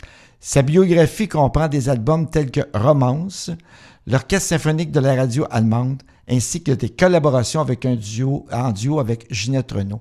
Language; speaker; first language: French; native; French